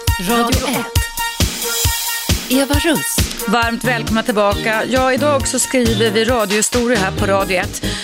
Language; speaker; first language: Swedish; native; Swedish